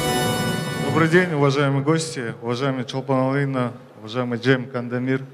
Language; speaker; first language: Russian; non-native, local second language; Kyrgyz